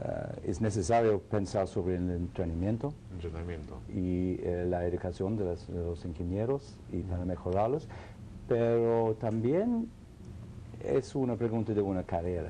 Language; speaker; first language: Spanish; non-native, fluent; English